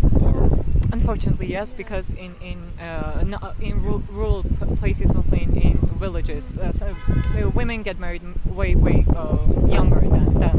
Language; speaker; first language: English; non-native, fluent; Armenian